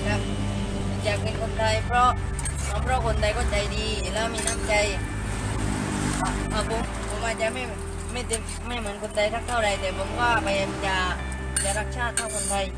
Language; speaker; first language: Thai; early bilingual, other home language; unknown